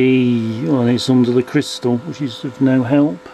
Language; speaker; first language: English; native; English